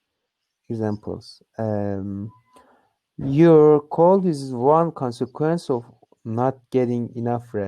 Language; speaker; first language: English; non-native, learner; Turkish